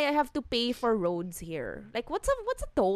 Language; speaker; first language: English; non-native, local second language; Cebuano